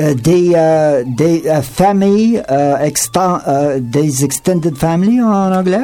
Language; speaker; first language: French; non-native, learner; English